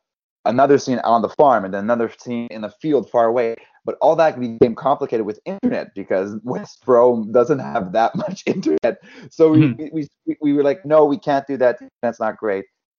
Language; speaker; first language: English; non-native, fluent; French